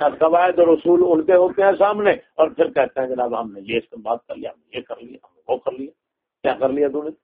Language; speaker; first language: Urdu; non-native, local second language; Punjabi